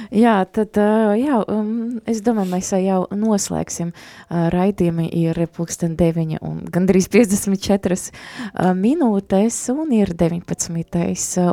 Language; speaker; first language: Latvian; non-native, local second language; Russian